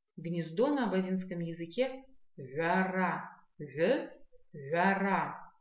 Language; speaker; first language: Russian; non-native, local second language; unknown